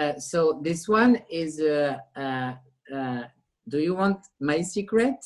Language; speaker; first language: English; non-native, learner; French